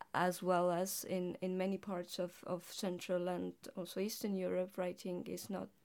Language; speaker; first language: English; non-native, fluent; Estonian